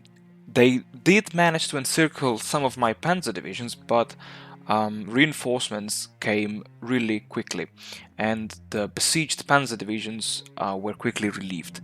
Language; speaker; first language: English; non-native, fluent; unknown